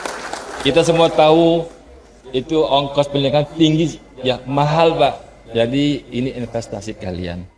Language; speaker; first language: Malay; non-native, fluent; Javanese